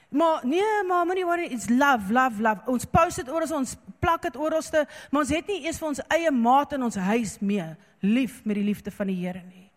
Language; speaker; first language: Afrikaans; non-native, local second language; English